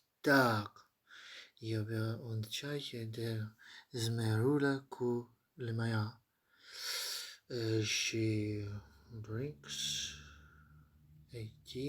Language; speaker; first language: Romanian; non-native, learner; Ukrainian